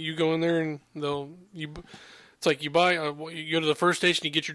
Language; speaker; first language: English; native; English